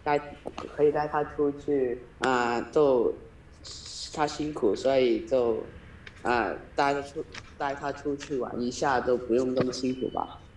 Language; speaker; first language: Chinese; early bilingual, heritage; Chinese